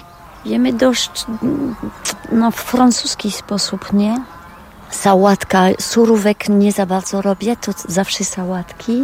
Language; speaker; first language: Polish; non-native, learner; French